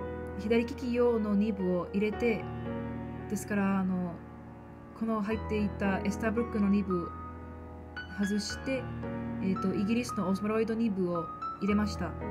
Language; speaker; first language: Japanese; non-native, fluent; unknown